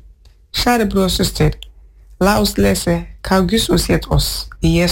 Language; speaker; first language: Norwegian; non-native, fluent; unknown